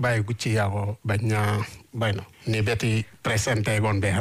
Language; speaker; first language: Basque; non-native, learner; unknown